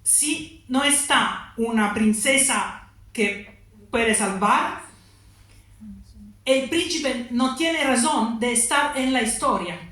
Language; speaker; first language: Spanish; non-native, learner; Italian